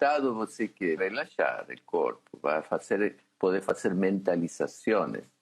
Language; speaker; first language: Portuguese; non-native, fluent; Spanish